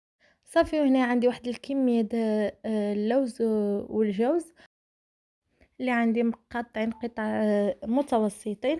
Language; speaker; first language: Arabic; native; Arabic